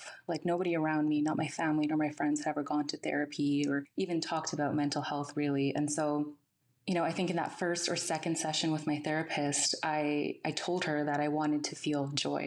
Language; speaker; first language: English; native; English